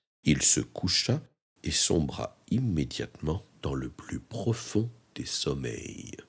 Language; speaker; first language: French; native; French